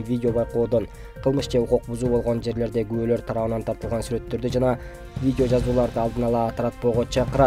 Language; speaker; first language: Kyrgyz; native; Kyrgyz